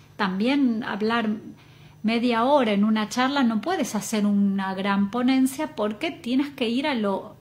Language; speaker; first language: Spanish; native; Spanish